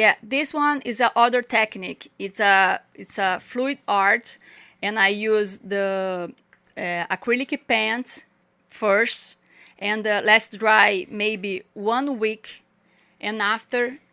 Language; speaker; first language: English; non-native, learner; Portuguese